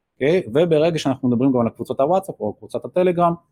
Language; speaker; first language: Hebrew; early bilingual, other home language; Russian